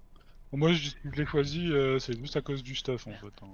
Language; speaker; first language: French; native; French